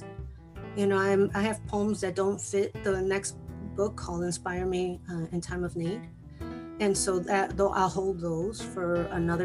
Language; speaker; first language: English; early bilingual, other home language; Spanish